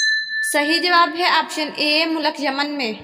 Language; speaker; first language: Urdu; native; Urdu